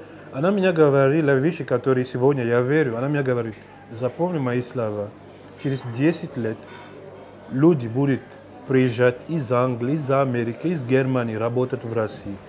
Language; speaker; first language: Russian; non-native, fluent; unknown